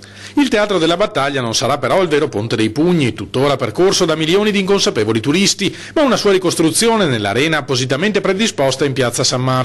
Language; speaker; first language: Italian; native; Italian